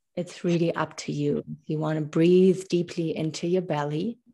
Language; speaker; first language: English; non-native, fluent; German